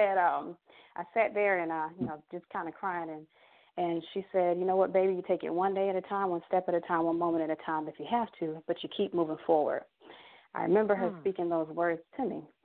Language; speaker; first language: English; native; English